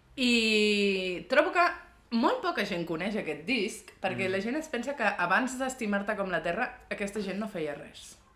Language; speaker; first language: Catalan; native; Catalan